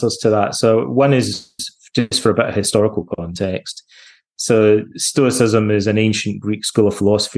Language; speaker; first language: English; native; English